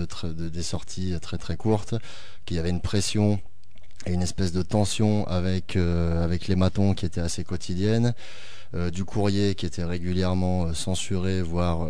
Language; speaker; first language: French; native; French